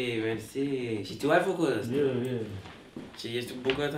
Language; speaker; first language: Romanian; non-native, learner; English